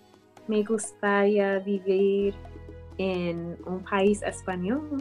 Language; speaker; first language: Spanish; early bilingual, heritage; English